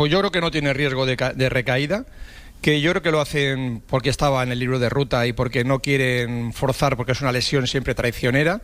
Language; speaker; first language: Spanish; native; Spanish